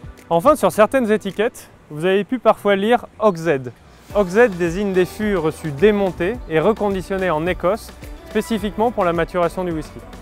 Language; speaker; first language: French; native; French